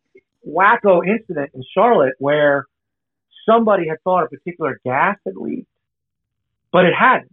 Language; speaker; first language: English; native; English